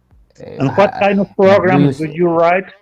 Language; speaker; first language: English; non-native, fluent; Spanish